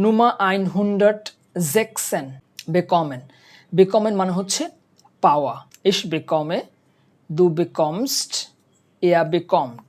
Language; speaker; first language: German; non-native, fluent; Bangla